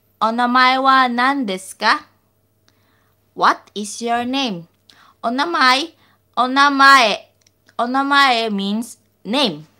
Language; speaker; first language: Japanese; non-native, learner; Filipino